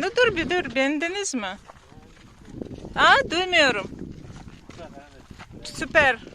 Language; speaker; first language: Turkish; non-native, learner; Russian